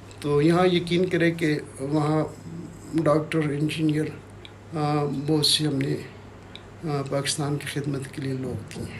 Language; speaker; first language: Urdu; non-native, local second language; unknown